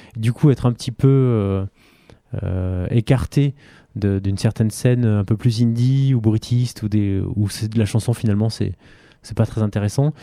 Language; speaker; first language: French; native; French